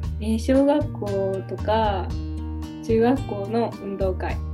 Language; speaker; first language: Japanese; native; Japanese